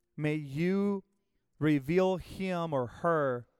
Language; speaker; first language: English; non-native, fluent; Spanish